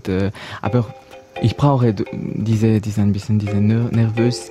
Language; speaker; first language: German; non-native, local second language; French